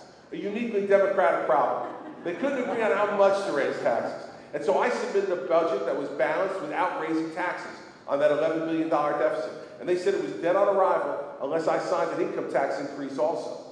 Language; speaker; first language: English; native; English